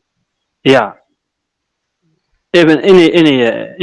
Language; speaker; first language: English; non-native, local second language; Arabic